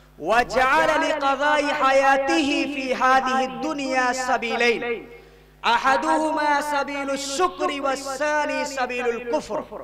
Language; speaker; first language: Arabic; non-native, learner; Urdu